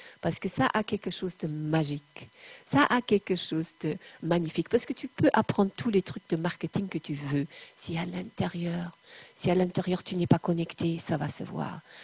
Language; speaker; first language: French; non-native, fluent; German